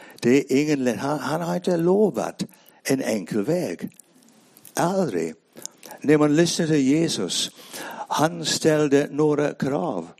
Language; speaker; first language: Swedish; non-native, fluent; English